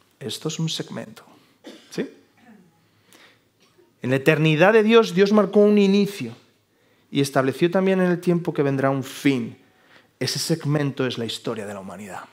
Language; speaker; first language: Spanish; native; Spanish